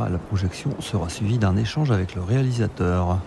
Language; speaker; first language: French; native; French